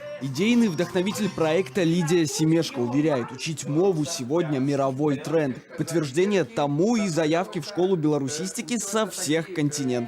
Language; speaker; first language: Russian; native; Russian